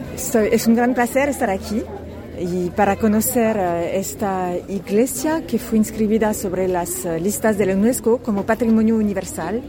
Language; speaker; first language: Spanish; non-native, fluent; French